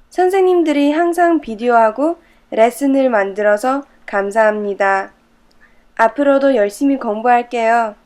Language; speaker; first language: Korean; early bilingual, heritage; Chinese